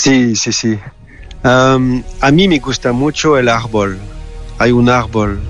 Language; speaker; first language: Spanish; non-native, fluent; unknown